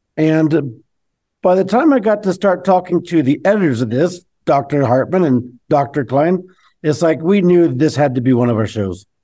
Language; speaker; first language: English; native; English